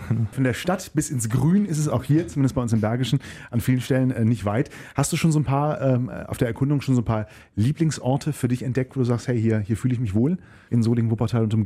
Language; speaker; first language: German; native; German